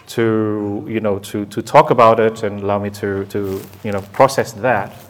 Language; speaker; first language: English; non-native, fluent; Indonesian